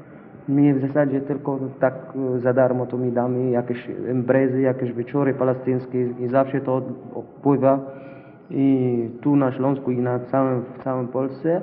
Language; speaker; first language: Polish; non-native, learner; Arabic